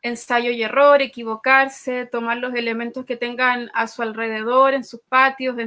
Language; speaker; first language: Spanish; native; Spanish